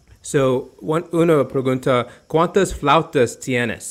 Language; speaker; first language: Spanish; non-native, learner; English